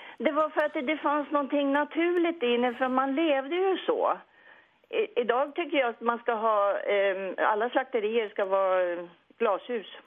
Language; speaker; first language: Swedish; native; Swedish